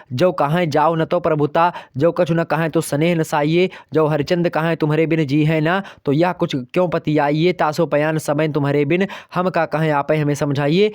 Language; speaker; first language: Hindi; native; Hindi